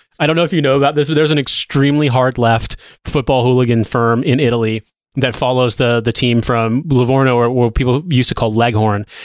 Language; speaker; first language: English; native; English